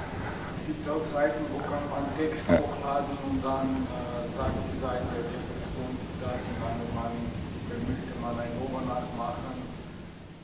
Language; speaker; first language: German; non-native, learner; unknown